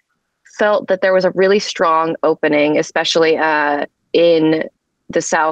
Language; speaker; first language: English; native; English